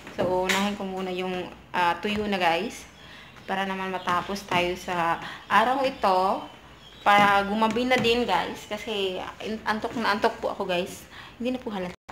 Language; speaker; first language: Filipino; non-native, local second language; Cebuano